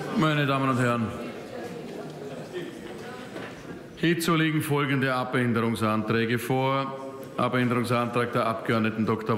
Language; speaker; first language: German; native; German